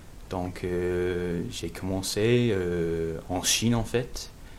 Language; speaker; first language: French; non-native, learner; English